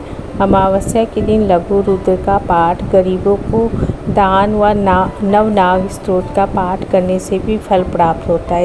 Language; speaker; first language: Hindi; native; Hindi